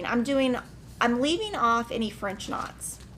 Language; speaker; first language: English; native; English